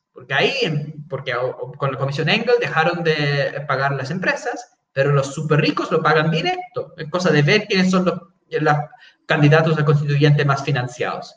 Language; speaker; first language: Spanish; non-native, fluent; English